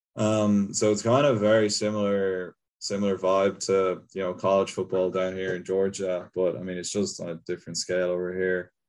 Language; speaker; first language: English; native; English